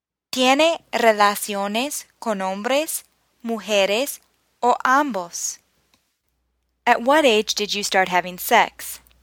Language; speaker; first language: English; native; English